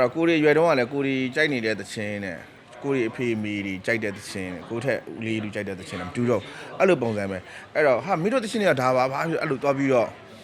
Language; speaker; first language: Burmese; non-native, local second language; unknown